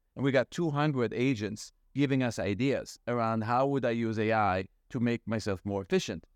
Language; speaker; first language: English; non-native, fluent; Hebrew